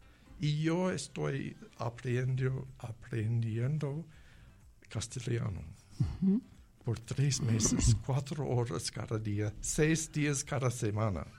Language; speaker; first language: Spanish; non-native, learner; English